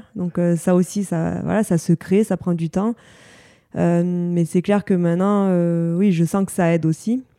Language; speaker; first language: French; native; French